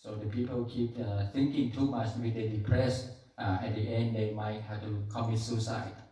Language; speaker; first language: English; non-native, learner; Thai